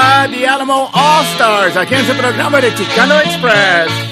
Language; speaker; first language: Spanish; early bilingual, heritage; Spanish